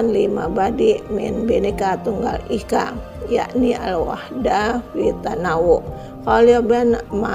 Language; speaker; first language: Arabic; non-native, learner; Indonesian